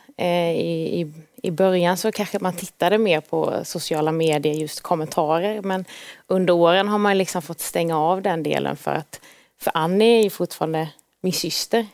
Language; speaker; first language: Swedish; native; Swedish